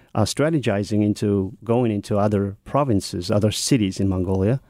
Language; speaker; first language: English; non-native, fluent; Mongolian